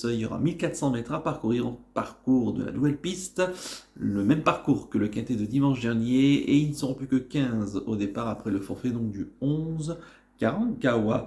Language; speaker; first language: French; native; French